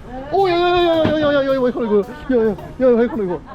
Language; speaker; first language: Korean; native; Korean